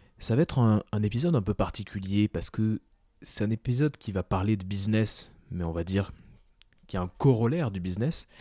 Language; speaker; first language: French; native; French